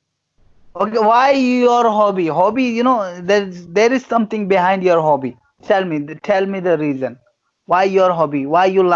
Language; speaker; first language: English; non-native, fluent; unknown